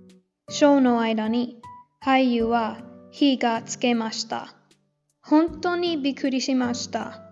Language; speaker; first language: Japanese; non-native, learner; English